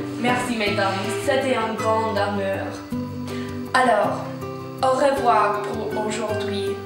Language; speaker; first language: French; non-native, learner; English